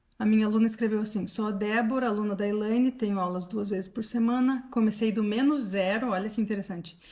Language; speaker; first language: Portuguese; native; Portuguese